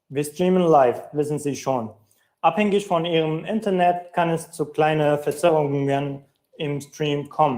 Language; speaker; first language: German; non-native, fluent; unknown